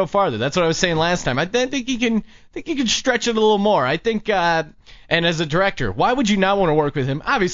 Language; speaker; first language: English; native; English